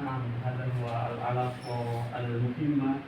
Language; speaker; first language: Arabic; non-native, learner; Indonesian